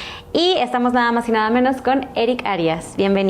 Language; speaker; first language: Spanish; native; Spanish